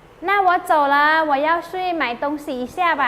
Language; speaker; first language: Chinese; non-native, learner; Thai